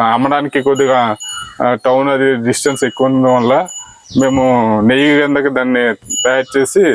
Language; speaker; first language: Telugu; native; Telugu